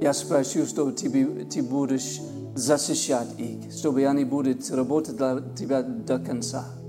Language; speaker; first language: Russian; non-native, learner; English